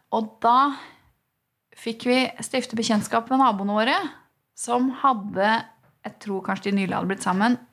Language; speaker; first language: Norwegian; native; Norwegian